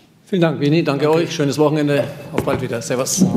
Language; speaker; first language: German; native; German